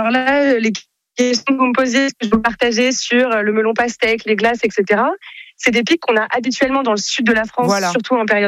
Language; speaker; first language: French; native; French